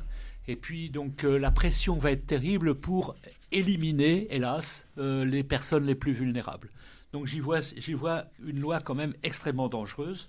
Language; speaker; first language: French; native; French